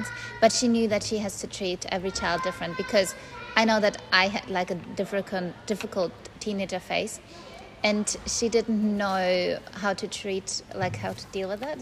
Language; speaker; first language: English; non-native, fluent; German